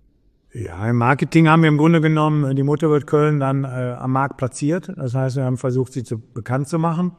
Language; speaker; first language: German; native; German